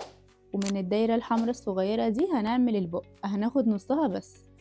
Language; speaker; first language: Arabic; native; Arabic